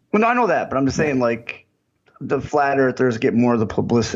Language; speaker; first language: English; native; English